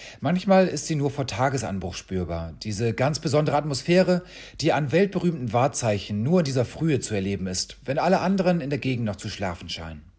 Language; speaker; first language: German; native; German